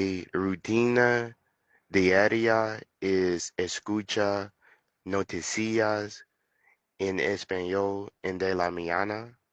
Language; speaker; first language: Spanish; non-native, learner; English